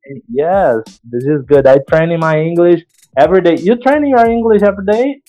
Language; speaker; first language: English; non-native, learner; Portuguese